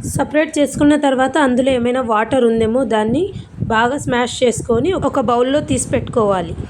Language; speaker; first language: Telugu; non-native, local second language; Urdu